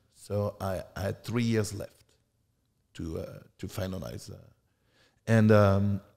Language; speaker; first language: English; non-native, fluent; French